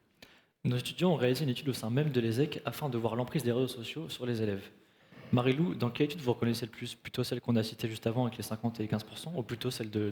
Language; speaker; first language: French; native; French